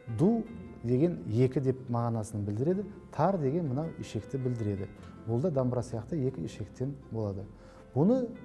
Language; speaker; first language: Kazakh; non-native, local second language; Uzbek